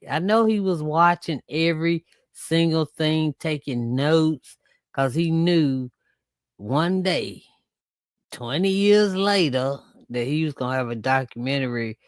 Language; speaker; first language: English; native; English